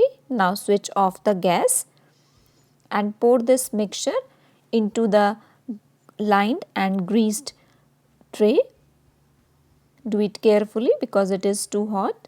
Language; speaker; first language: English; non-native, local second language; Hindi